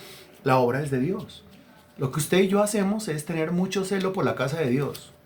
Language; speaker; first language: Spanish; native; Spanish